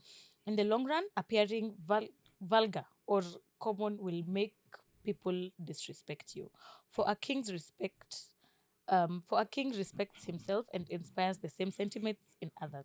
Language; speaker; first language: English; non-native, local second language; Swahili